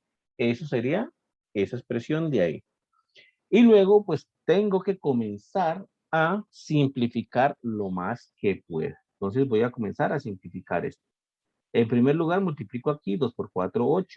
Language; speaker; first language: Spanish; native; Spanish